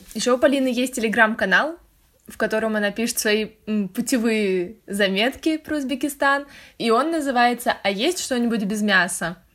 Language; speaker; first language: Russian; native; Russian